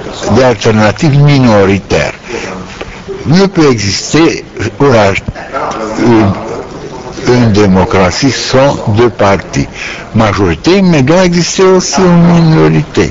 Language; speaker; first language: French; non-native, learner; Romanian